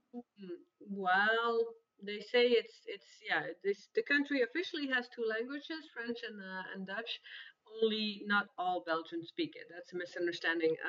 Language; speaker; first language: English; non-native, fluent; Dutch